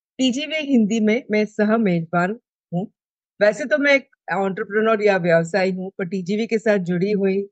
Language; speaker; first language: Hindi; non-native, local second language; Telugu